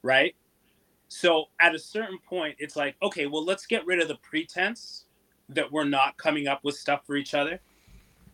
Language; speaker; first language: English; native; English